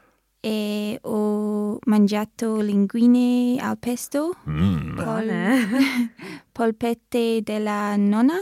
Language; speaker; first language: Italian; non-native, learner; English